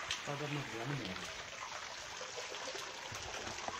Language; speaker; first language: Arabic; native; Arabic